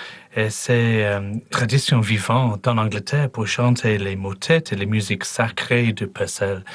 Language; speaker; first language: French; non-native, learner; English